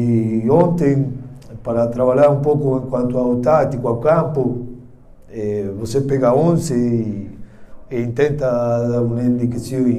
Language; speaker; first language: Portuguese; non-native, learner; Spanish